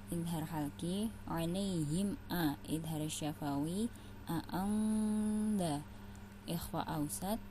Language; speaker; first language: Arabic; non-native, learner; Indonesian